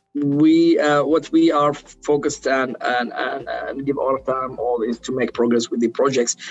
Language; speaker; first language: English; non-native, fluent; Arabic